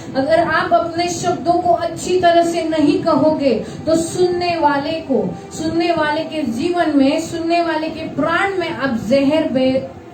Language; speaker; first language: Hindi; non-native, local second language; Marathi